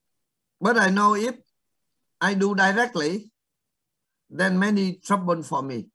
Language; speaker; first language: English; non-native, fluent; Vietnamese